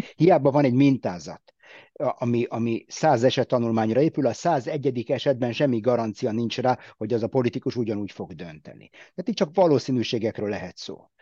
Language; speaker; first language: Hungarian; early bilingual, heritage; Hungarian